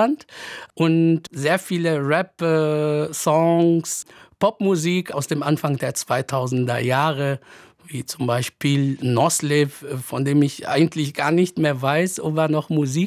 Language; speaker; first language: German; non-native, fluent; Arabic